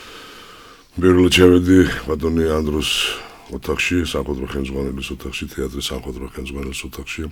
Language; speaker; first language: Georgian; native; Georgian